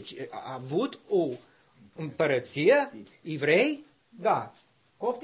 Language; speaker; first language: Romanian; non-native, learner; English